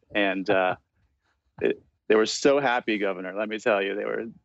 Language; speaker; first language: English; native; English